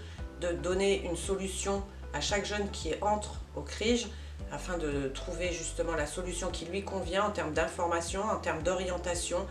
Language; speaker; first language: French; native; French